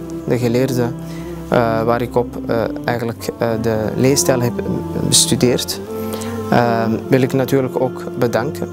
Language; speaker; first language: Dutch; early bilingual, other home language; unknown